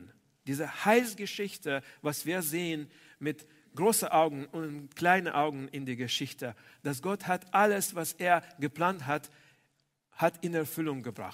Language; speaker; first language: German; non-native, fluent; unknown